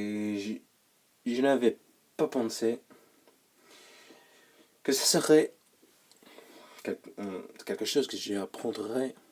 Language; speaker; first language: French; non-native, learner; English